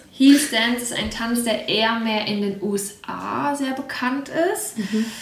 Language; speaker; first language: German; early bilingual, other home language; Russian